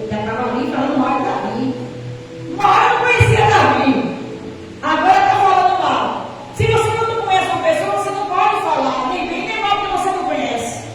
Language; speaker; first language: Portuguese; native; Portuguese